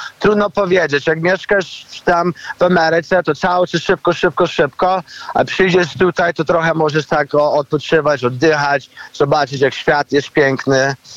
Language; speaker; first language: Polish; early bilingual, heritage; Polish